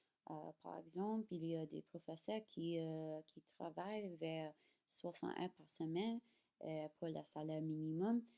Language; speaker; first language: French; non-native, learner; English